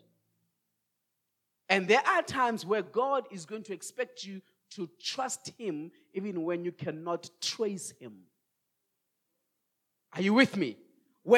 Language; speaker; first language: English; non-native, local second language; Tswana